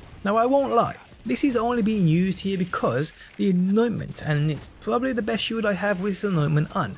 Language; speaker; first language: English; native; English